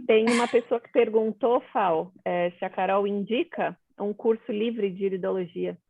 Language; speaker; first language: Portuguese; native; Portuguese